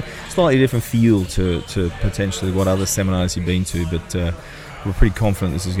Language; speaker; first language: English; native; English